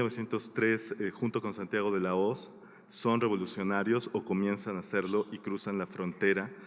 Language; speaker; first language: Spanish; native; Spanish